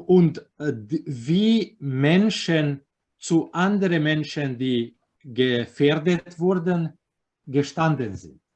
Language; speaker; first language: German; non-native, fluent; Croatian